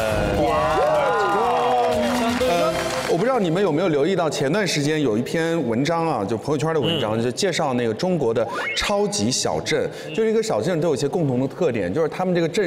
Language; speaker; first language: Chinese; native; Chinese